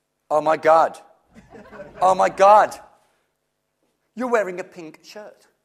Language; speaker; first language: English; native; English